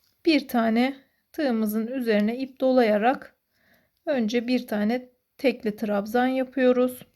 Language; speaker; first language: Turkish; native; Turkish